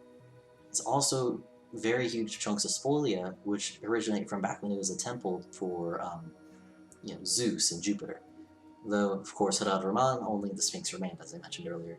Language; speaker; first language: English; native; English